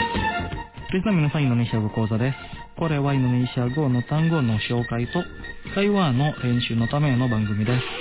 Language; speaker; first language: Japanese; non-native, fluent; Indonesian